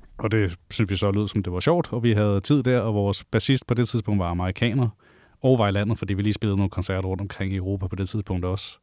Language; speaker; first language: Danish; native; Danish